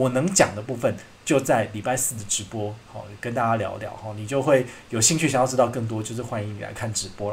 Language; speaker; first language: Chinese; native; Chinese